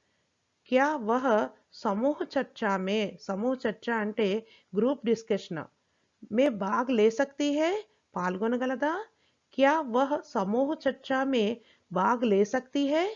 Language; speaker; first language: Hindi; non-native, local second language; Telugu